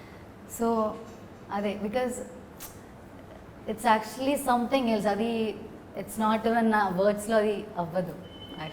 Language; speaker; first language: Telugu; non-native, learner; Malayalam